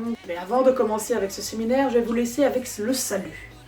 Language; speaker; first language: French; native; French